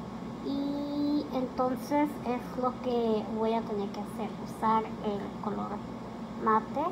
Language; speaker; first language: Spanish; early bilingual, heritage; Spanish